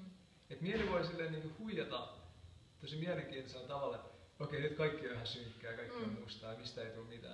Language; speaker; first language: Finnish; native; Finnish